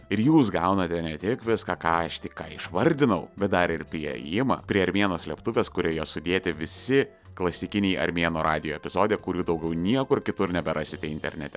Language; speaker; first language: Lithuanian; native; Lithuanian